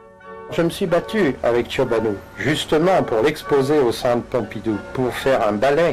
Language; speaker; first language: French; native; French